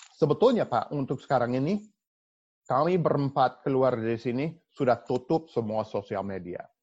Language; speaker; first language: Indonesian; non-native, fluent; English